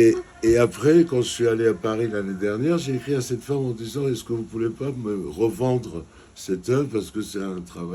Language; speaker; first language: French; non-native, fluent; Georgian